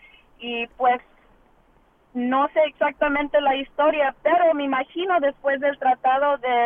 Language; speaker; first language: Spanish; early bilingual, heritage; English